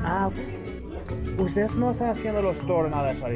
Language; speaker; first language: Spanish; non-native, learner; English